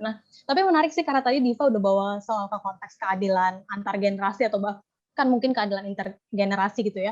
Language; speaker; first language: Indonesian; native; Indonesian